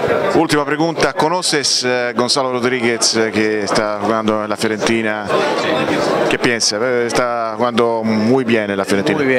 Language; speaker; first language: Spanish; non-native, learner; Italian